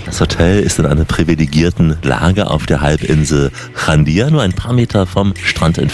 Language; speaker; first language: German; native; German